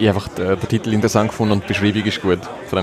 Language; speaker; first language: German; native; German